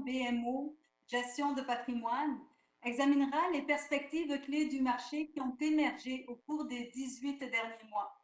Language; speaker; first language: French; native; French